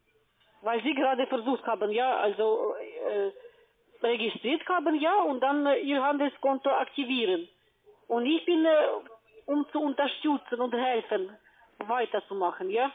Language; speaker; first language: German; non-native, fluent; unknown